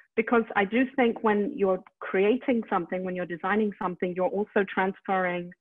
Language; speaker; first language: English; native; English